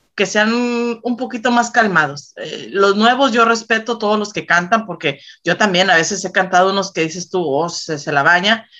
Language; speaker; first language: Spanish; native; Spanish